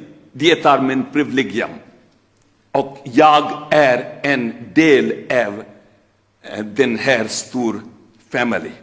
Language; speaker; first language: Swedish; non-native, fluent; Urdu